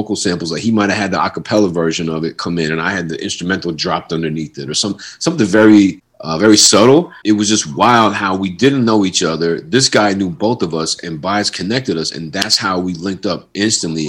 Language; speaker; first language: English; native; English